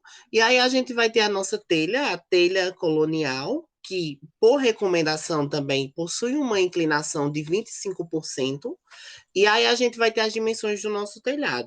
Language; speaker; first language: Portuguese; native; Portuguese